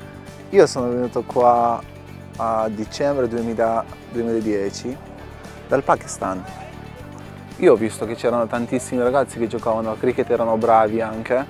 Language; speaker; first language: Italian; non-native, fluent; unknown